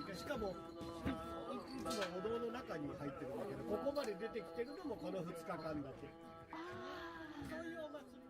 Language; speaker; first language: Japanese; native; Japanese